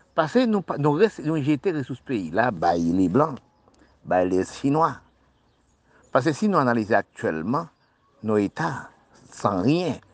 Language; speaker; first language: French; non-native, local second language; Haitian Creole